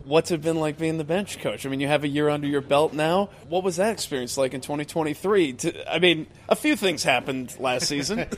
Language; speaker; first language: English; native; English